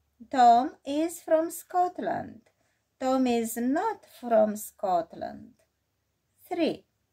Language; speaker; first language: English; non-native, fluent; Romanian